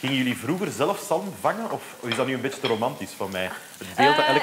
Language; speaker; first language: Dutch; native; Dutch